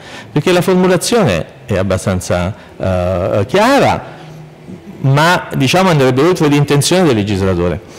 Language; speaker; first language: Italian; native; Italian